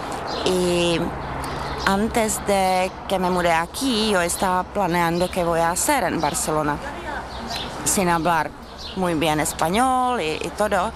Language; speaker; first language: Spanish; non-native, fluent; Czech